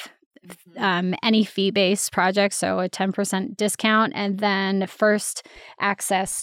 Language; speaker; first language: English; native; English